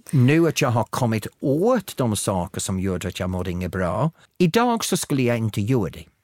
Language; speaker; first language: Swedish; non-native, fluent; English